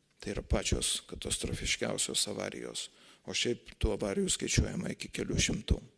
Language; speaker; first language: Lithuanian; native; Lithuanian